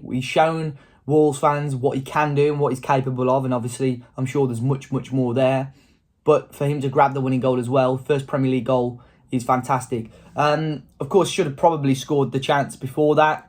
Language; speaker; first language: English; native; English